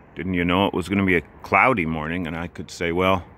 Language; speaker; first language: English; native; English